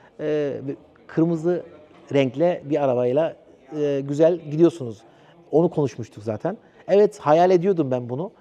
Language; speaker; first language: Turkish; early bilingual, heritage; Turkish